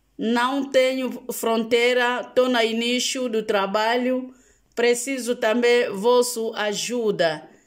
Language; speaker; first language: Portuguese; non-native, local second language; Lingala